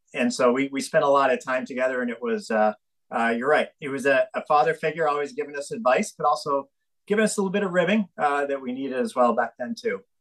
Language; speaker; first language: English; native; English